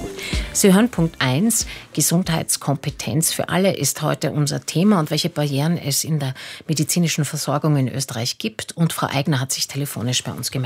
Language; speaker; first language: German; native; German